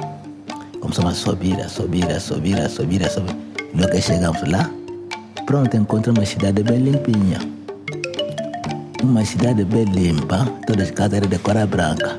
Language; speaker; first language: Portuguese; non-native, local second language; Kongo